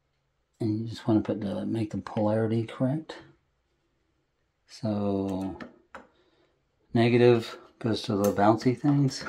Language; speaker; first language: English; native; English